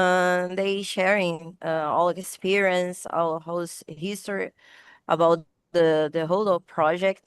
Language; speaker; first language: English; non-native, learner; Portuguese